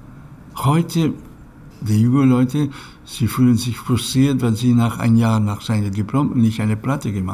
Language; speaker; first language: German; non-native, learner; Catalan